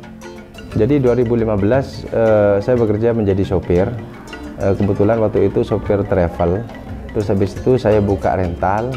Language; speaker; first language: Indonesian; non-native, local second language; Madurese